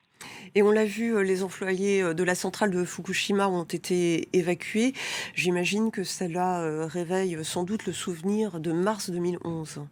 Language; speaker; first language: French; native; French